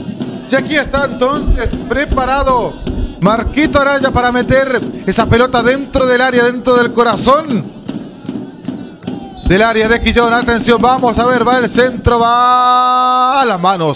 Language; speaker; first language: Spanish; native; Spanish